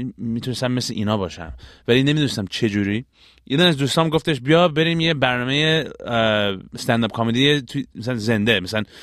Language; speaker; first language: Persian; early bilingual, heritage; Persian